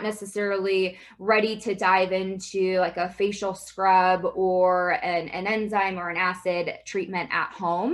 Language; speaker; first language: English; native; English